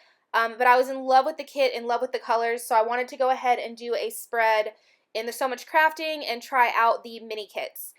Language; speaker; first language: English; native; English